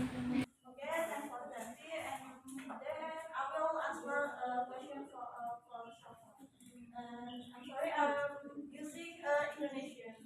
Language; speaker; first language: English; non-native, learner; Indonesian